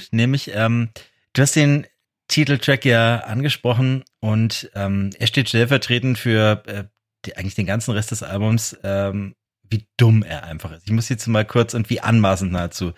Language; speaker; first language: German; native; German